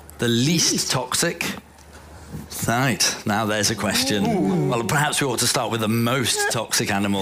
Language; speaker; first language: English; native; English